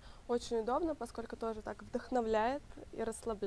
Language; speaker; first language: Russian; native; Russian